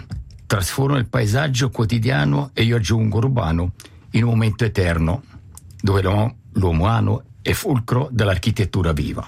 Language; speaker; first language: Italian; native; Italian